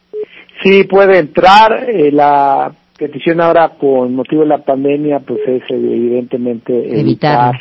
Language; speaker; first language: Spanish; native; Spanish